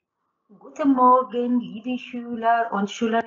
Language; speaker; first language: German; non-native, learner; Arabic